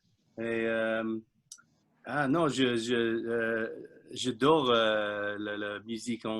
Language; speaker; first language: French; non-native, learner; English